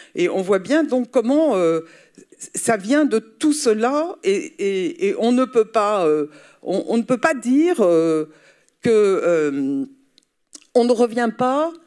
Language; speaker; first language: French; native; French